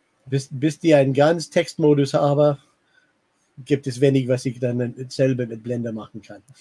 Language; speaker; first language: German; non-native, fluent; English